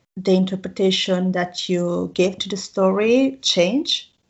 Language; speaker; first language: English; non-native, fluent; Italian